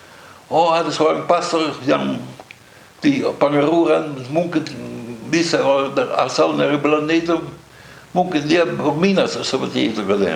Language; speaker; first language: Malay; non-native, fluent; Dutch